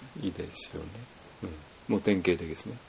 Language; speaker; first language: Japanese; native; Japanese